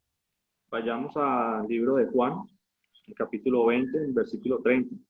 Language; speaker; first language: Spanish; native; Spanish